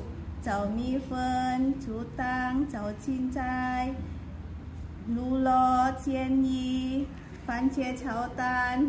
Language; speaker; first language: Chinese; non-native, learner; Indonesian